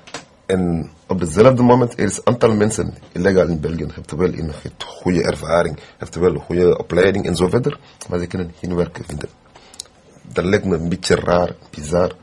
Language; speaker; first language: Dutch; non-native, fluent; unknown